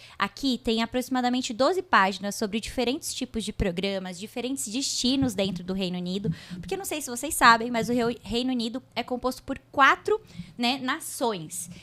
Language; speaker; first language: Portuguese; native; Portuguese